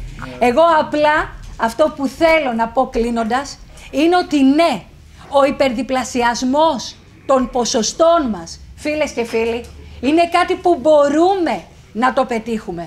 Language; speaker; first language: Greek; native; Greek